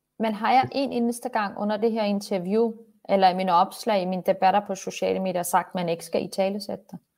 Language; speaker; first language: Danish; early bilingual, other home language; Turkish